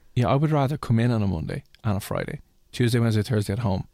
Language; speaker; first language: English; native; English